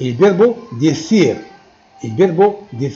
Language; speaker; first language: Spanish; non-native, fluent; Arabic